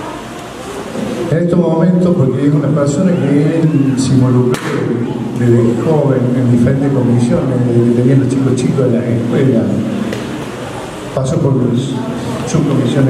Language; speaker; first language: Spanish; native; Spanish